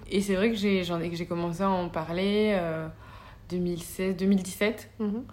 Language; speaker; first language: French; native; French